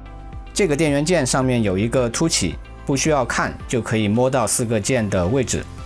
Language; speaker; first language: Chinese; native; Chinese